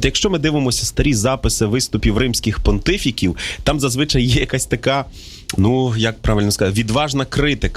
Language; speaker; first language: Ukrainian; native; Ukrainian